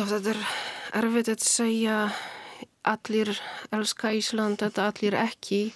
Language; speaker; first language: Icelandic; non-native, learner; Polish